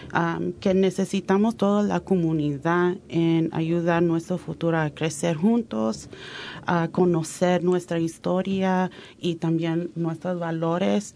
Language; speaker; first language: Spanish; early bilingual, heritage; Spanish